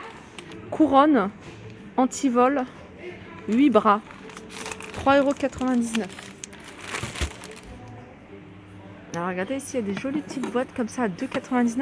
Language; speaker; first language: French; native; French